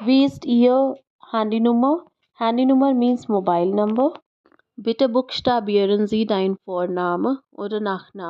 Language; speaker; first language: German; non-native, fluent; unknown